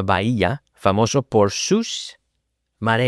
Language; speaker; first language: Spanish; non-native, fluent; English